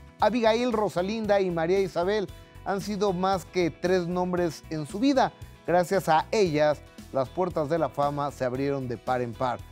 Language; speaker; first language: Spanish; native; Spanish